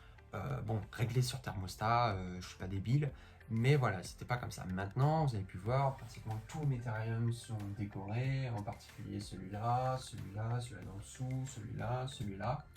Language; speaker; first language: French; native; French